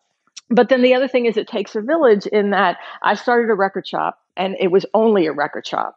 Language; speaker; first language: English; native; English